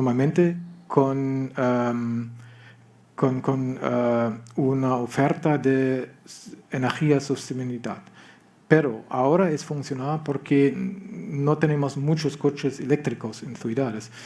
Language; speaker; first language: Spanish; non-native, learner; German